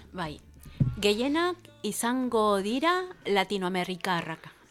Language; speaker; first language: Basque; non-native, learner; Spanish